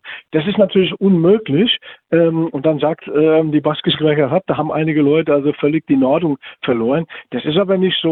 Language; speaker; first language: German; native; German